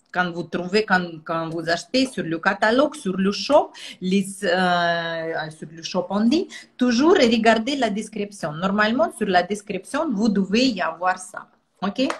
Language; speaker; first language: French; non-native, fluent; Russian